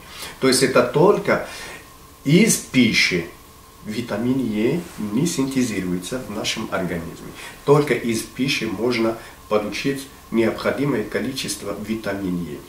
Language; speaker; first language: Russian; non-native, fluent; Arabic